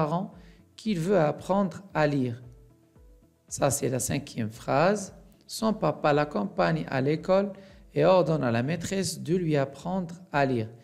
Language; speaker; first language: French; non-native, local second language; Arabic